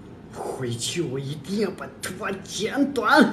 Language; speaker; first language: Chinese; non-native, local second language; Tibetan